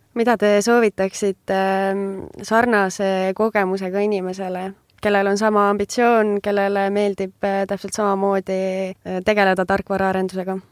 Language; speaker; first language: Estonian; native; Estonian